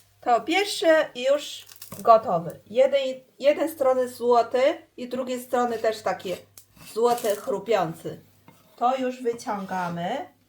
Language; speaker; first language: Polish; non-native, learner; Chinese